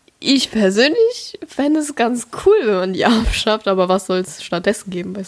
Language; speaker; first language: German; native; German